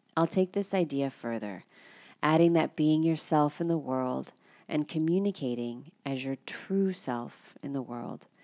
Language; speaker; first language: English; native; English